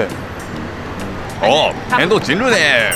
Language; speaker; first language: Chinese; non-native, learner; Japanese